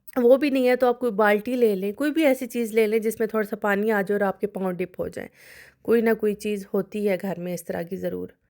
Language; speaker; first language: Urdu; non-native, local second language; Punjabi